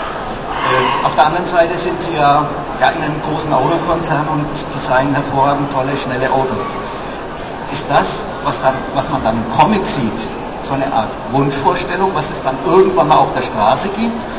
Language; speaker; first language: German; native; German